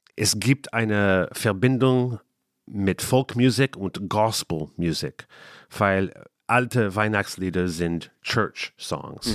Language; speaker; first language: German; non-native, learner; English